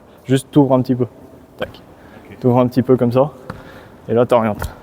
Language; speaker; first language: French; native; French